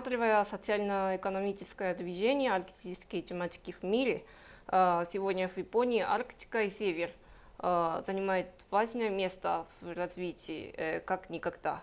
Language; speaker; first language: Russian; non-native, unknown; Japanese